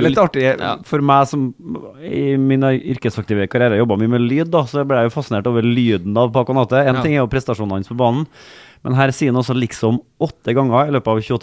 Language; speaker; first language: Norwegian; native; Norwegian